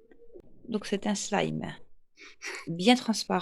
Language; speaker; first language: French; native; French